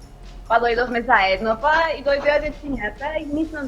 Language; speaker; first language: Macedonian; non-native, fluent; Spanish